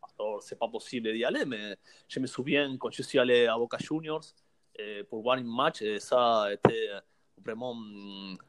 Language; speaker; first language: French; non-native, learner; Spanish